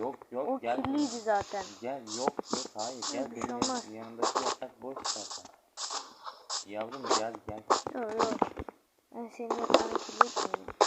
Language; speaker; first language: Turkish; native; Turkish